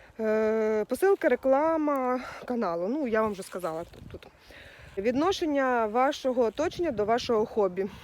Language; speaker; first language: Ukrainian; non-native, local second language; Russian